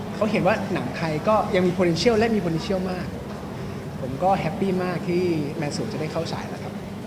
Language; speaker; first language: Thai; native; Thai